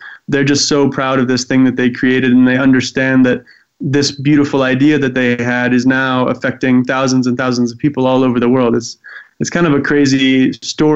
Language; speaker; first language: English; native; English